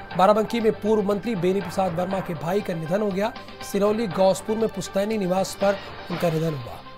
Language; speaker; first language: Hindi; native; Hindi